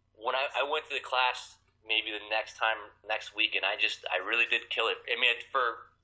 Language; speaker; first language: English; native; English